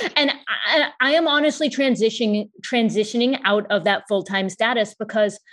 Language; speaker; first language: English; native; English